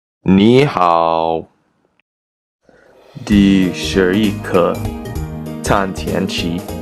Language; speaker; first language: Chinese; non-native, learner; English